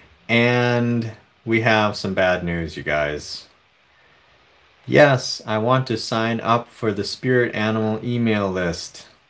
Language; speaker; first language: English; native; English